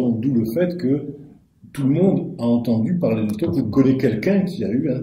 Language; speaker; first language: French; native; French